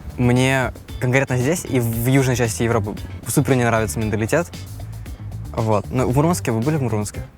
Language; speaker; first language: Russian; native; Russian